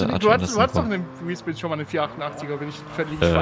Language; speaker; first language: German; native; German